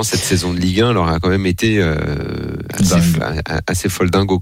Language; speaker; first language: French; native; French